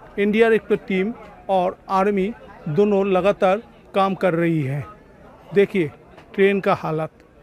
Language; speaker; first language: Hindi; non-native, local second language; Odia